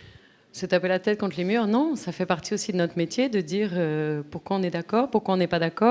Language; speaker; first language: French; native; French